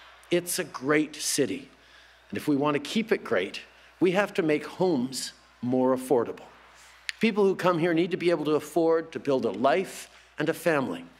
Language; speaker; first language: English; native; English